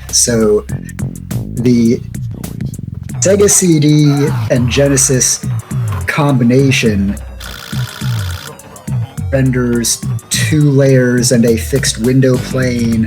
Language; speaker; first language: English; native; English